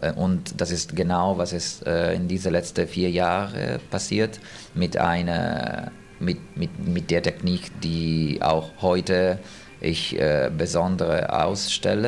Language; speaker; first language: German; non-native, fluent; Italian